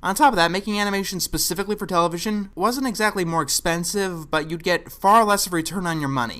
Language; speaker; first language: English; native; English